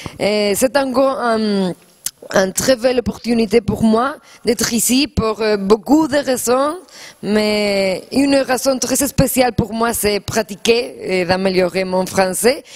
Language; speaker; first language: French; non-native, learner; Spanish